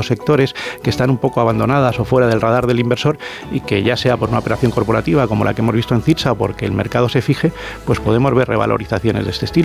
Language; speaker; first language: Spanish; native; Spanish